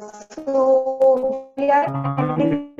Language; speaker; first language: English; non-native, local second language; Hindi